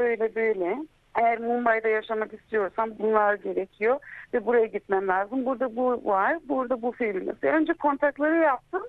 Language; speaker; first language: Turkish; early bilingual, heritage; Turkish